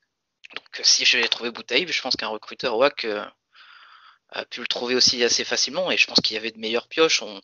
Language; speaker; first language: French; native; French